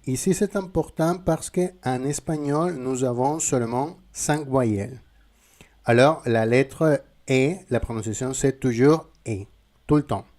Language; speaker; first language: French; non-native, fluent; Spanish